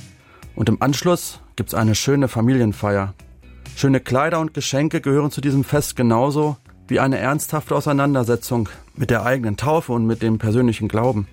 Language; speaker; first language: German; native; German